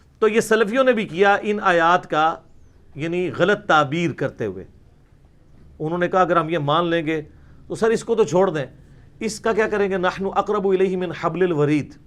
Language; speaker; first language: Urdu; non-native, local second language; Punjabi